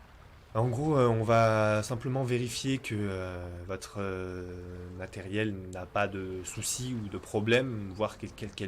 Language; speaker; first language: French; native; French